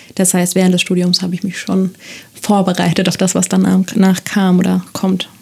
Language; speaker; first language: German; non-native, fluent; Spanish